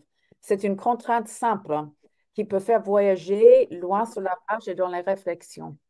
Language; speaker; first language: French; non-native, fluent; English